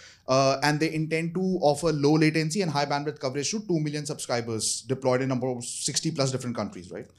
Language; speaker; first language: English; non-native, fluent; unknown